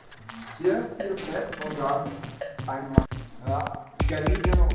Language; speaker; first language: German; non-native, local second language; French